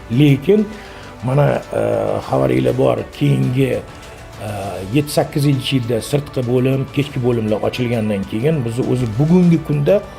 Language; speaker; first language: Uzbek; native; Uzbek